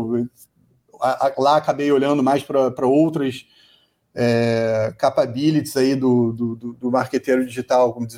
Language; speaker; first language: Portuguese; native; Portuguese